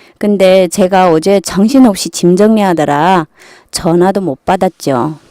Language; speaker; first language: Korean; non-native, fluent; Chinese